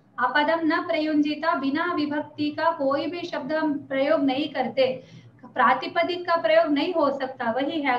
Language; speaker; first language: Hindi; native; Hindi